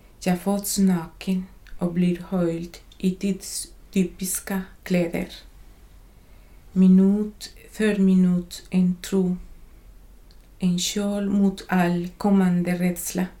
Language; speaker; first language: Swedish; non-native, fluent; Spanish